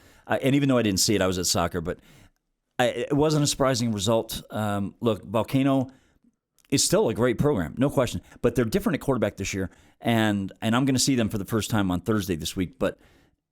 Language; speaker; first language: English; native; English